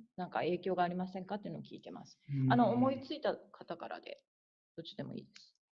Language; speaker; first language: Japanese; native; Japanese